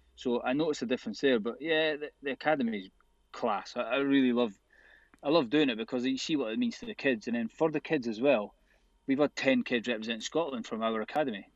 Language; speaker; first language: English; native; English